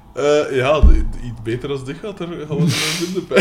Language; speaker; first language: Dutch; native; Dutch